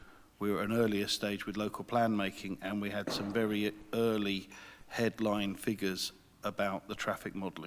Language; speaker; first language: English; native; English